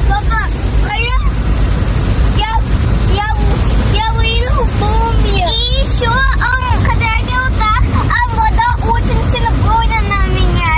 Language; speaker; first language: Russian; early bilingual, heritage; Russian